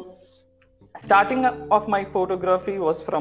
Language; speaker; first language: English; non-native, local second language; Malayalam